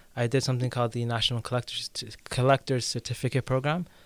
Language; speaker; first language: English; native; English